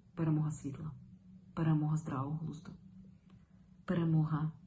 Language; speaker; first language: Ukrainian; non-native, local second language; Russian